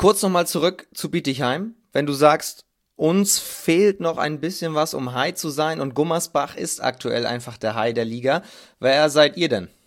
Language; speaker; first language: German; native; German